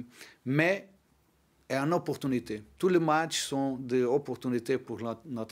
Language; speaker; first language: French; non-native, learner; Portuguese